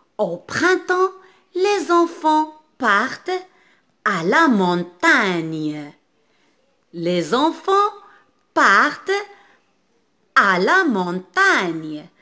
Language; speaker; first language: French; non-native, local second language; Arabic